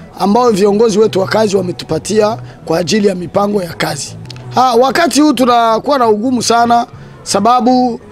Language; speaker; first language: Swahili; native; Swahili